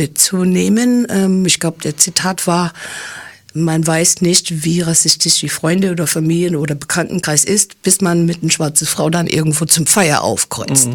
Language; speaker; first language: German; early bilingual, heritage; English